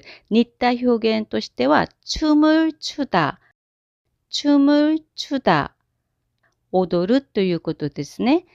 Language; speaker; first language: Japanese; non-native, fluent; Korean